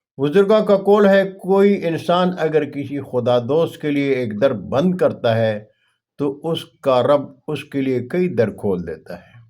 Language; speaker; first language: Urdu; non-native, local second language; Punjabi